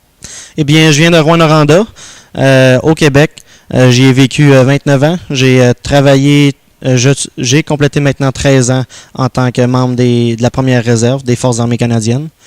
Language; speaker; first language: French; native; French